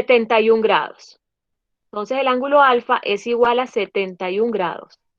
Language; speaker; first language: Spanish; native; Spanish